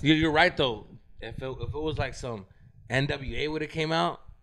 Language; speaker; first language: English; early bilingual, other home language; Spanish